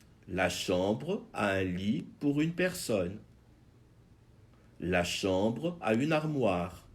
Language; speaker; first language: French; non-native, fluent; Portuguese